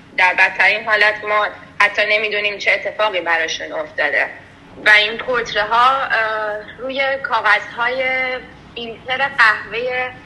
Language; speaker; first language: Persian; native; Persian